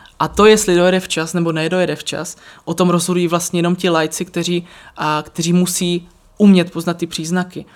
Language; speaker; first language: Czech; native; Czech